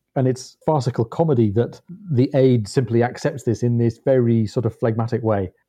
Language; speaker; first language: English; native; English